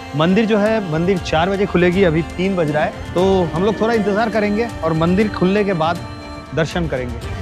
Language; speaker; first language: Hindi; non-native, local second language; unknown